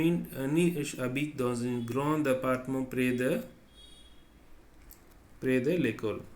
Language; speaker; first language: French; non-native, fluent; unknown